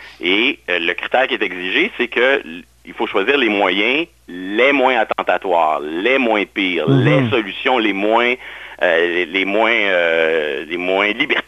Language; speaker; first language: French; native; French